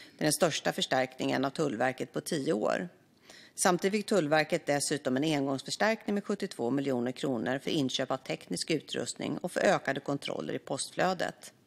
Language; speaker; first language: Swedish; native; Swedish